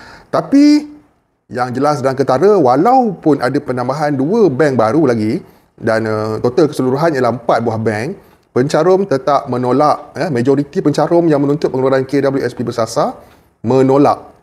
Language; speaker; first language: Malay; native; Malay